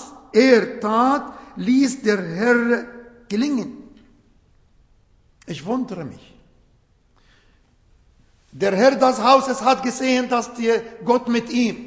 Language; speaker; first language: German; non-native, fluent; Arabic